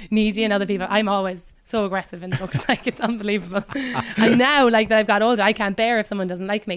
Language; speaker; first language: English; native; English